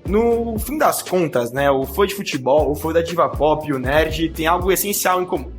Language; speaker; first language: Portuguese; native; Portuguese